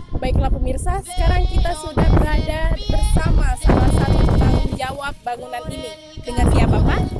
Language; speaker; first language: Indonesian; native; Indonesian